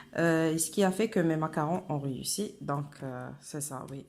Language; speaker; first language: French; non-native, local second language; Arabic